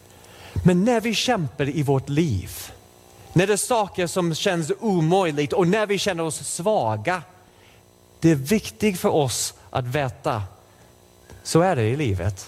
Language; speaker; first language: Swedish; non-native, fluent; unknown